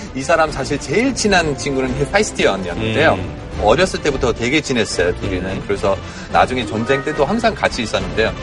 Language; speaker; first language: Korean; non-native, fluent; German